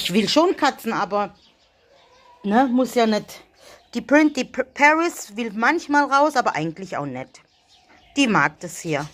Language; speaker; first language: German; native; German